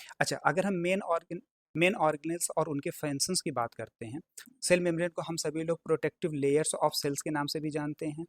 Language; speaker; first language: Hindi; native; Hindi